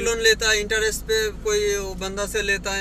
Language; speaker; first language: Hindi; non-native, fluent; Bangla